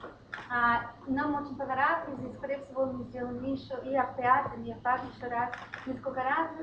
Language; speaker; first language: Russian; non-native, fluent; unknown